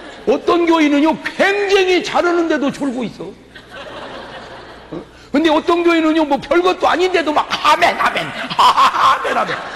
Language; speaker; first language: Korean; native; Korean